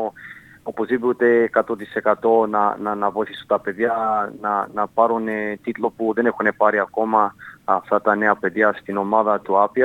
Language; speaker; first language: Greek; early bilingual, heritage; Greek